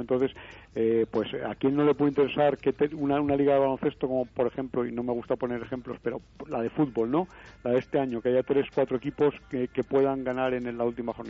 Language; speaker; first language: Spanish; native; Spanish